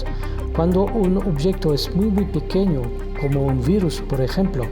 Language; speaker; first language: Spanish; non-native, fluent; French